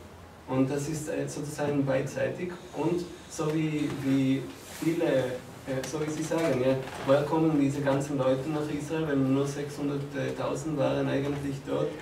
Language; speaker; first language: German; non-native, fluent; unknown